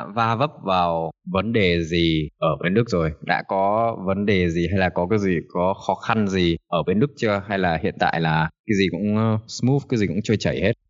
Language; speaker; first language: Vietnamese; early bilingual, heritage; Vietnamese